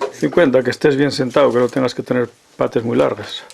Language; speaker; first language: Spanish; native; Spanish